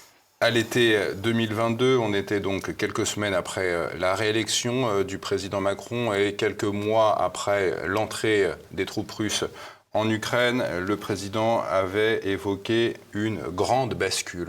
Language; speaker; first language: French; native; French